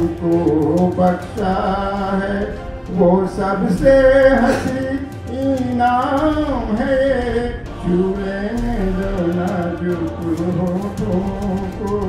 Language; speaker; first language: Hindi; native; Hindi